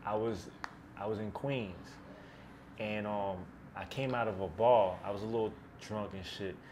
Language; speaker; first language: English; native; English